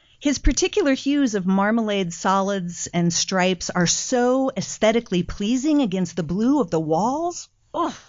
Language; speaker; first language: English; native; English